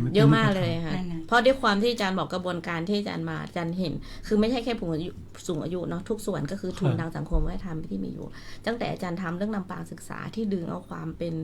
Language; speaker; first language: Thai; native; Thai